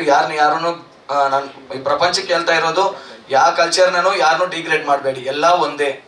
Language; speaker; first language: Kannada; non-native, learner; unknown